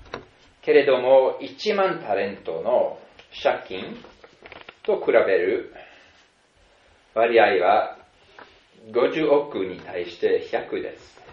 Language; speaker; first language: Japanese; non-native, fluent; German